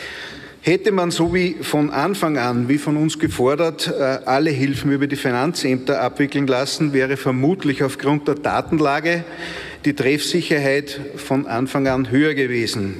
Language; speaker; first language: German; native; German